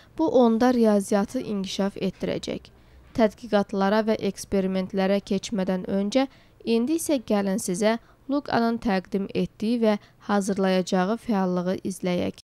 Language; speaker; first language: Azerbaijani; non-native, local second language; Georgian